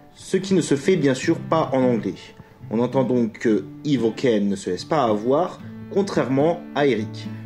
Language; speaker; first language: French; native; French